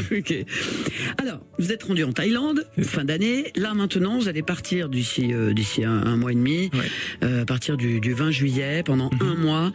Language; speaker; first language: French; native; French